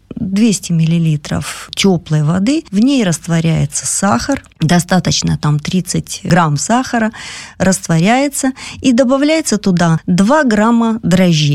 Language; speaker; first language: Russian; native; Russian